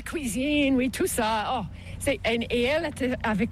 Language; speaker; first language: French; non-native, local second language; English